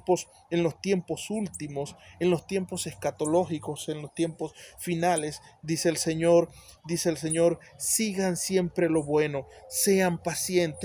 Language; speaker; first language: Spanish; native; Spanish